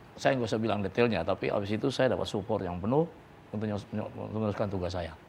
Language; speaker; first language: Indonesian; native; Indonesian